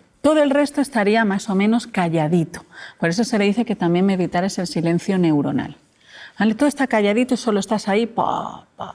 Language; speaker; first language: Spanish; native; Spanish